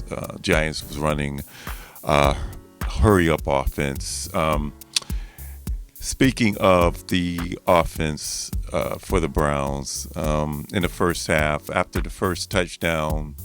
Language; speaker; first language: English; native; English